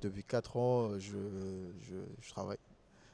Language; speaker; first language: French; non-native, local second language; Malagasy